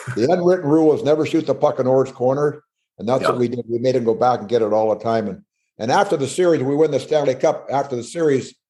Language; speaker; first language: English; native; English